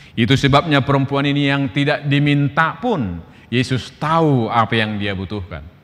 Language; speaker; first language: Indonesian; non-native, local second language; Batak Toba